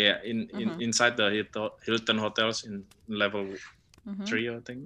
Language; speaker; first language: English; non-native, learner; Indonesian